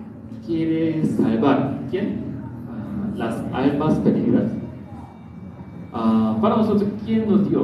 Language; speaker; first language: Spanish; non-native, learner; Korean